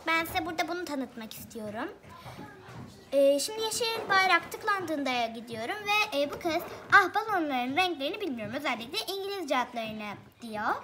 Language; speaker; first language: Turkish; native; Turkish